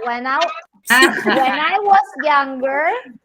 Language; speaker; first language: English; non-native, learner; Spanish